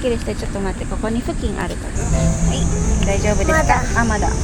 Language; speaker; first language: Japanese; non-native, fluent; Filipino